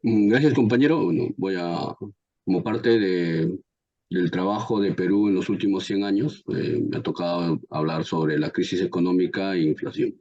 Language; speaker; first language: Spanish; native; Spanish